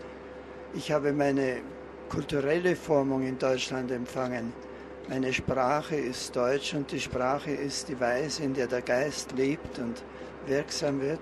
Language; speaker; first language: German; native; German